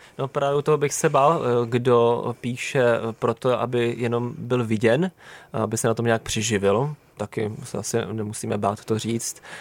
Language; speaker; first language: Czech; native; Czech